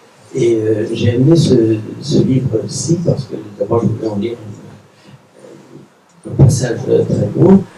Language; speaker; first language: French; native; French